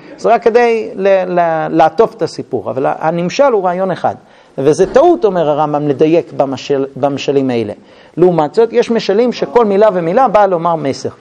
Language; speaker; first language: Hebrew; non-native, fluent; English